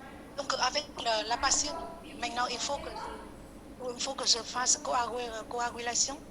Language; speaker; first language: French; non-native, learner; Vietnamese